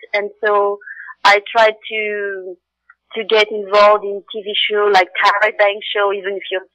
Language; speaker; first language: English; non-native, fluent; Arabic